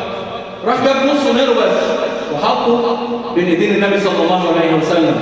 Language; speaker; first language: Arabic; native; Arabic